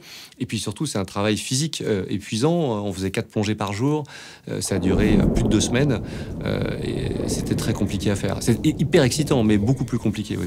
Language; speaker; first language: French; native; French